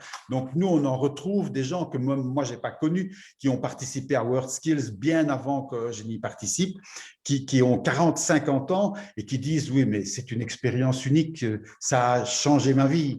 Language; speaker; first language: French; native; French